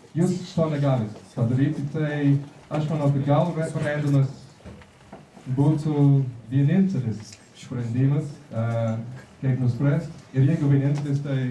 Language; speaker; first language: Lithuanian; non-native, fluent; French